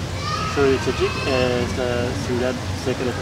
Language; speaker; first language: Spanish; non-native, learner; Uzbek